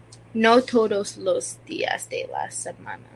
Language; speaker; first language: Spanish; non-native, learner; English